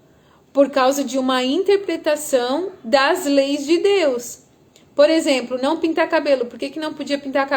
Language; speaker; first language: Portuguese; native; Portuguese